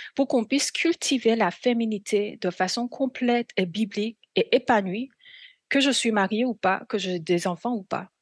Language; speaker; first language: French; non-native, fluent; Korean